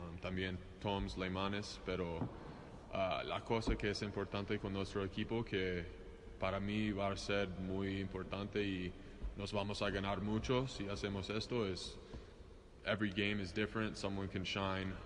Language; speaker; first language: Spanish; non-native, learner; English